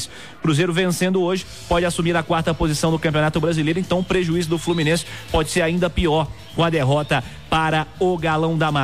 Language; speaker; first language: Portuguese; native; Portuguese